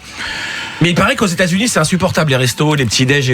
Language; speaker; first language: French; native; French